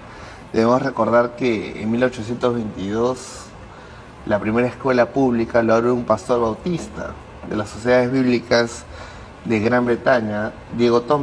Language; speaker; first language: Spanish; native; Spanish